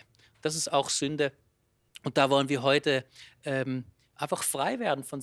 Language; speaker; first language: German; native; German